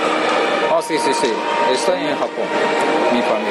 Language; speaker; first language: Spanish; non-native, learner; Japanese